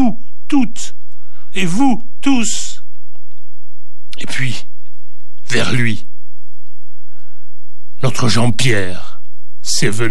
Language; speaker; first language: French; native; French